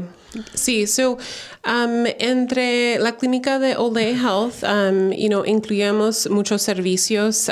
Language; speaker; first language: Spanish; early bilingual, heritage; Spanish